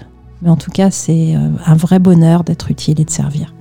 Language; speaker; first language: French; native; French